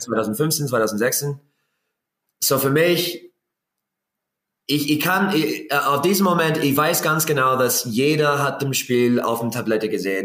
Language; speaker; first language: German; non-native, learner; English